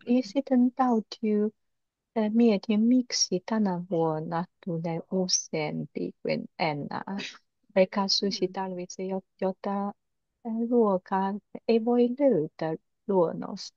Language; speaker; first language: Finnish; non-native, learner; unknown